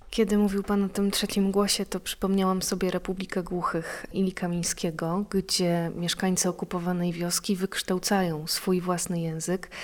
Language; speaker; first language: Polish; native; Polish